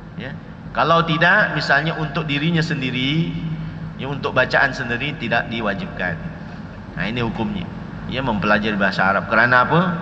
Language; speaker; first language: Malay; native; Malay